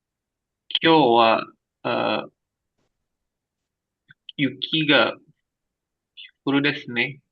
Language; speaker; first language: Japanese; non-native, learner; Indonesian